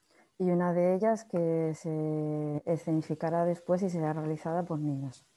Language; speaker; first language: Spanish; native; Spanish